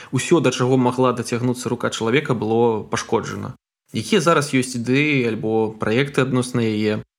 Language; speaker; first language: Belarusian; non-native, local second language; Russian